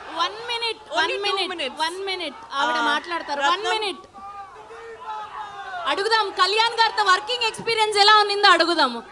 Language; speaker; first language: Telugu; native; Telugu